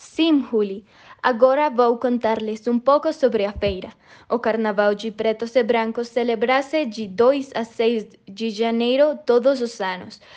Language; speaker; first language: Portuguese; non-native, learner; Spanish